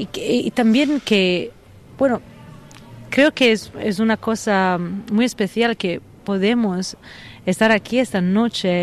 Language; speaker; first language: Spanish; non-native, fluent; Italian